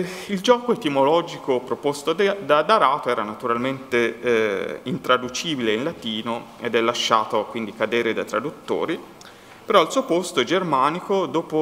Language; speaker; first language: Italian; native; Italian